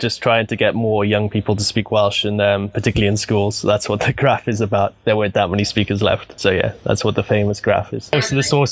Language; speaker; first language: English; native; English